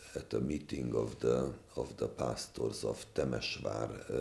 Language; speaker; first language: English; non-native, fluent; Hungarian